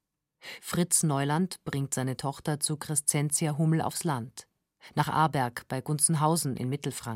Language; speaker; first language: German; native; German